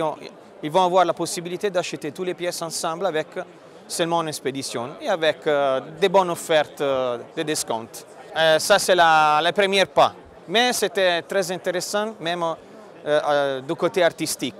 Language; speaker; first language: French; non-native, fluent; Italian